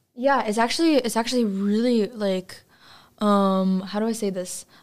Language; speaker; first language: English; non-native, fluent; Russian